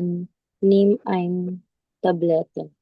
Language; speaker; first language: German; non-native, learner; Filipino